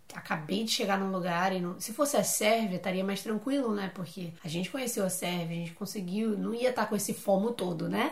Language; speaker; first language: Portuguese; native; Portuguese